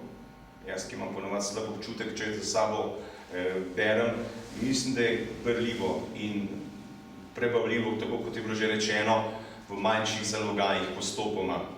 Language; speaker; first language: Slovenian; native; Slovenian